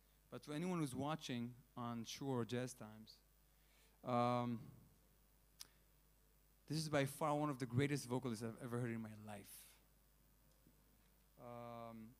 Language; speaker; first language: English; non-native, fluent; Hebrew